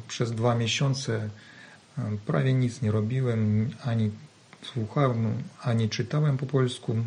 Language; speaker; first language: Polish; non-native, learner; Ukrainian